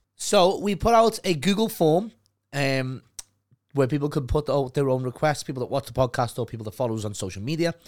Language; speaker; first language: English; native; English